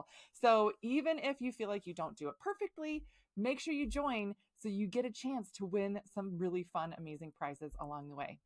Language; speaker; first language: English; native; English